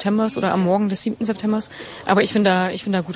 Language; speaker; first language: German; native; German